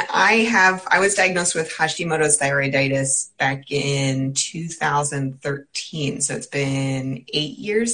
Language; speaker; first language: English; native; English